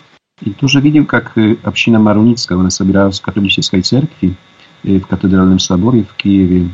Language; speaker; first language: Russian; non-native, fluent; Polish